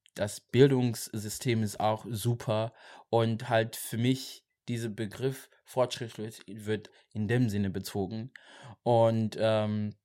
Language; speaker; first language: German; non-native, learner; Xhosa